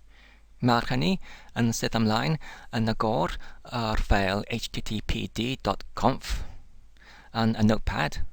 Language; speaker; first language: Welsh; non-native, learner; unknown